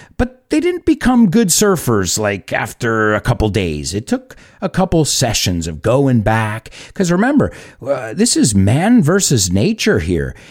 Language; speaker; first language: English; native; English